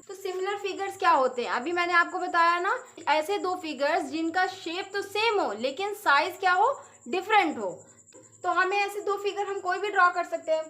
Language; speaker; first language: Hindi; native; Hindi